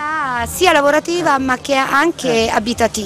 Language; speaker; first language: Italian; native; Italian